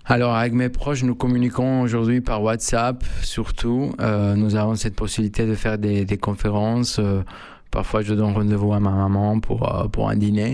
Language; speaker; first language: French; non-native, fluent; Spanish